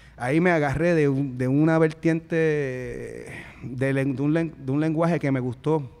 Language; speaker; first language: Spanish; native; Spanish